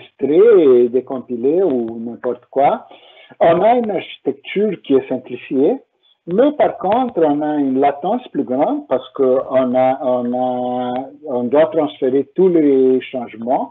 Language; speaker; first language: French; non-native, fluent; Portuguese